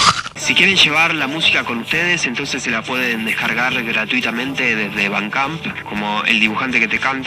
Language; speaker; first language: Spanish; native; Spanish